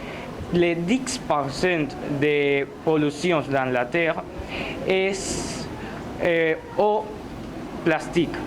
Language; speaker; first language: French; non-native, learner; Spanish